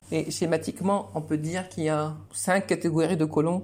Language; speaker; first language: French; non-native, local second language; Arabic